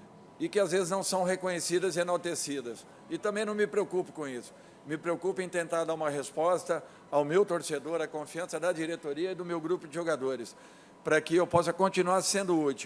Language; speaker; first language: Portuguese; native; Portuguese